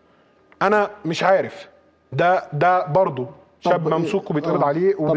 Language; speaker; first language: Arabic; native; Arabic